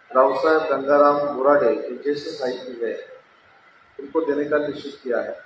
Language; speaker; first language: Hindi; non-native, local second language; Marathi